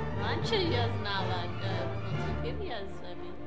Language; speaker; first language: Russian; non-native, learner; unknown